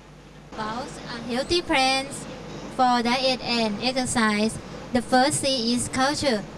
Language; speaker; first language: English; non-native, learner; Thai